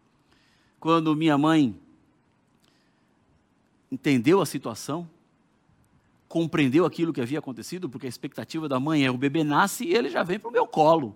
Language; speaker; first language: Portuguese; native; Portuguese